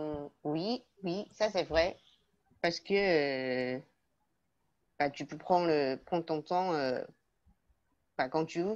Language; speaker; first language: French; non-native, learner; Chinese